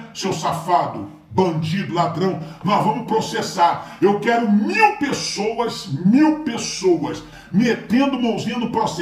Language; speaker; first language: Portuguese; native; Portuguese